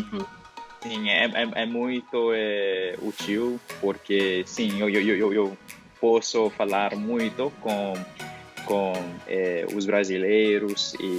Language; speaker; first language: Portuguese; non-native, learner; Spanish